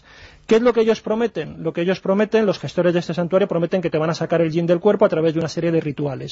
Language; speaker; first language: Spanish; native; Spanish